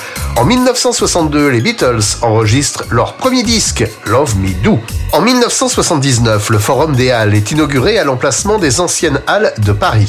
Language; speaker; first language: French; native; French